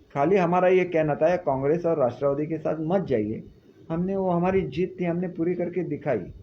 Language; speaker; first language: Hindi; non-native, local second language; Marathi